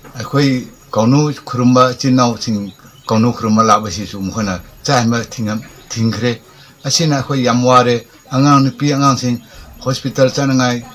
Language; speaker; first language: Manipuri; non-native, local second language; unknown